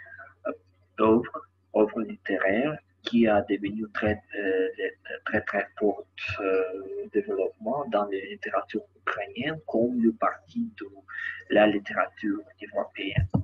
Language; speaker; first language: French; non-native, learner; Ukrainian